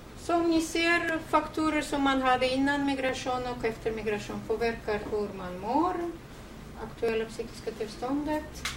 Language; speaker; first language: Swedish; non-native, fluent; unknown